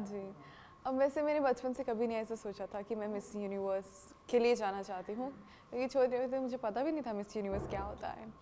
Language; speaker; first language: Hindi; non-native, local second language; Punjabi